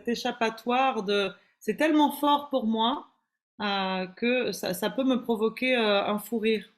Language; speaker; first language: French; native; French